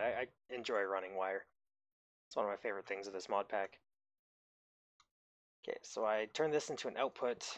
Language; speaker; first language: English; native; English